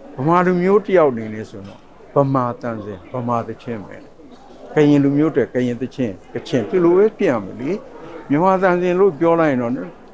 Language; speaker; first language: Burmese; native; Burmese